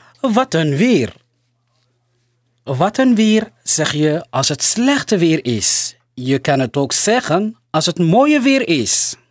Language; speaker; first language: Dutch; non-native, fluent; Somali